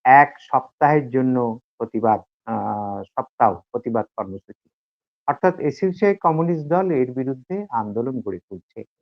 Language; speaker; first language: Bangla; native; Bangla